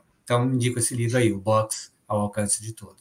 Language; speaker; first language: Portuguese; native; Portuguese